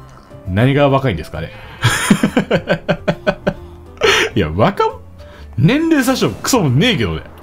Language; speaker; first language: Japanese; native; Japanese